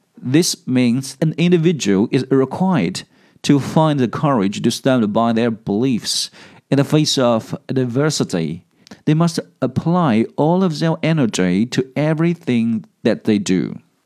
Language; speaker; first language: English; non-native, fluent; Chinese